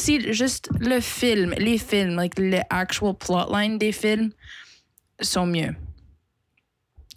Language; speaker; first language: French; non-native, local second language; English